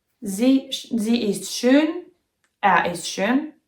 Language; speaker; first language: German; non-native, fluent; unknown